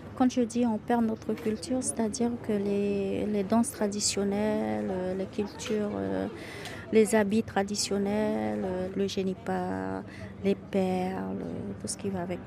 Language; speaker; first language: French; native; French